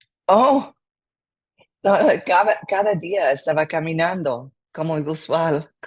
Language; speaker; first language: Spanish; non-native, learner; English